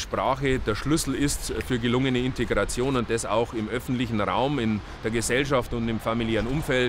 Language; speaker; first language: German; native; German